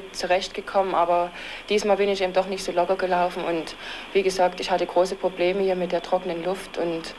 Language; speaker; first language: German; native; German